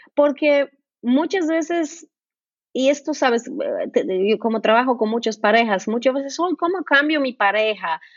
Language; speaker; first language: Spanish; non-native, fluent; Polish